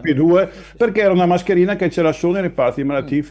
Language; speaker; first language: Italian; native; Italian